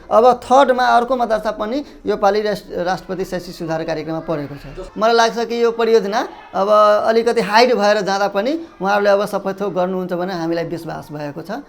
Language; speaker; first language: Nepali; non-native, local second language; Maithili